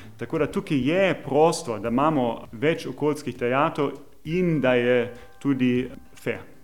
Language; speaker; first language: Slovenian; non-native, fluent; German